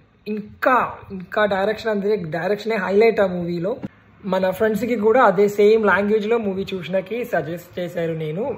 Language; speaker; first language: Telugu; non-native, learner; Malayalam